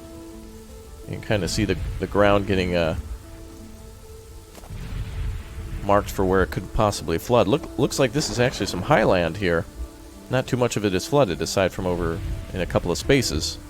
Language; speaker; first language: English; native; English